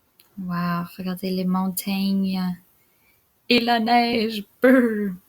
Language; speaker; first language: French; non-native, local second language; English